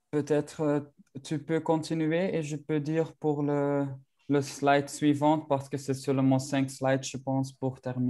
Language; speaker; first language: French; non-native, local second language; Dutch